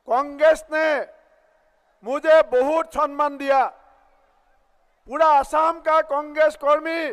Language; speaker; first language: Hindi; non-native, local second language; Assamese